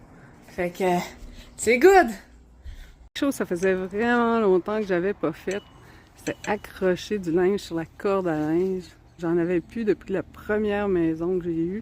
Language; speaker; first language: French; native; French